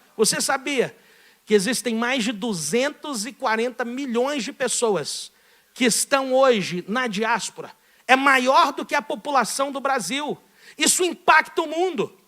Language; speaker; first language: Portuguese; native; Portuguese